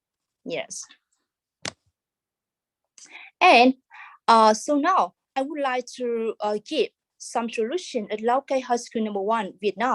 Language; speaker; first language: English; non-native, fluent; Vietnamese